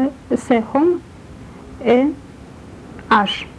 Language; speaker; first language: French; non-native, learner; Polish